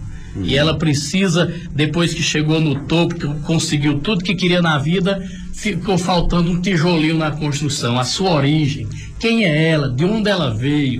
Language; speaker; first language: Portuguese; native; Portuguese